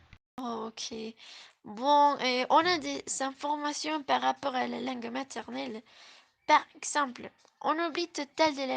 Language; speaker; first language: French; non-native, learner; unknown